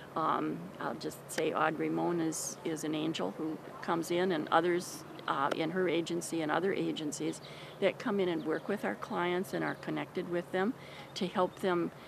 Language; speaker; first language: English; native; English